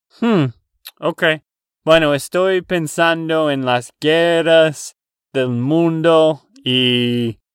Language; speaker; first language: Spanish; non-native, learner; English